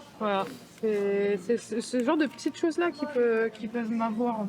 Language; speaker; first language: French; native; French